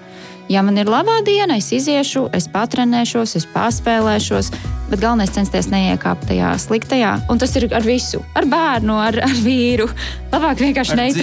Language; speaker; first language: Latvian; native; Latvian